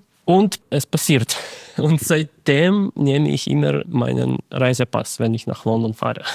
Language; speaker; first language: German; non-native, fluent; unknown